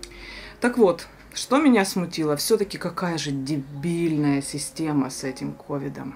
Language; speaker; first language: Russian; native; Russian